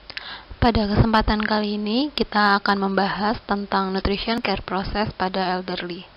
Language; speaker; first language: Indonesian; native; Indonesian